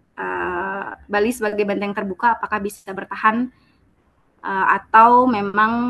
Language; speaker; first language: Indonesian; native; Indonesian